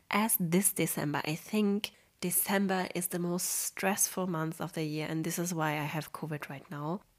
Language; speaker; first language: English; non-native, fluent; Polish